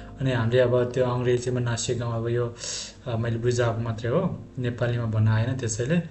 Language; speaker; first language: Nepali; non-native, local second language; Tibetan